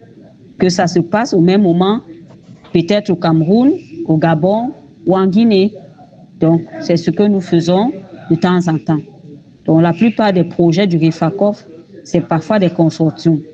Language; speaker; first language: French; native; French